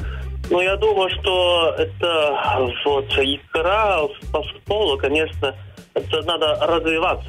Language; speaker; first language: Russian; non-native, fluent; Chinese